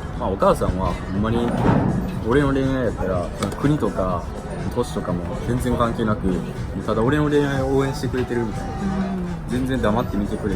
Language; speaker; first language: Japanese; native; Japanese